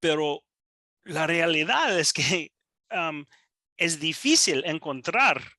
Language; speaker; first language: Spanish; non-native, learner; English